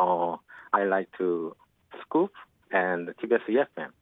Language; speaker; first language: English; non-native, learner; Korean